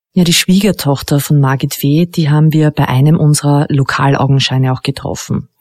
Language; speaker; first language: German; native; German